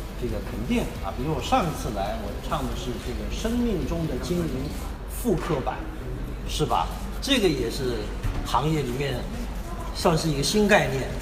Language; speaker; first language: Chinese; native; Chinese